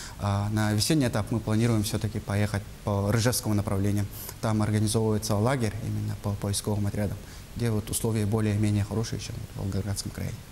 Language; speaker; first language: Russian; non-native, local second language; Yakut